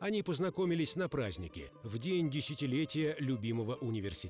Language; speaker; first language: Russian; native; Russian